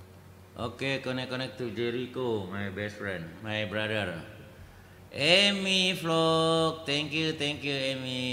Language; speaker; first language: English; non-native, learner; Indonesian